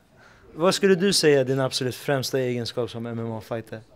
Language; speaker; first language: Swedish; native; Swedish